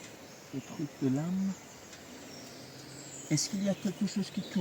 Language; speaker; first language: French; non-native, fluent; Persian